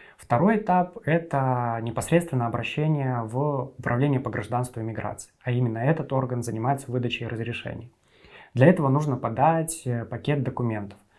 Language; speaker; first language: Russian; native; Russian